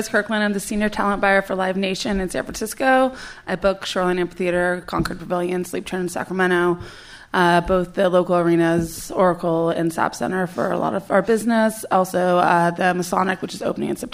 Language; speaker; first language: English; native; English